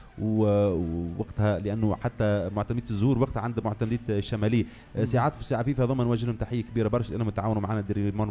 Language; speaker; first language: Arabic; native; Arabic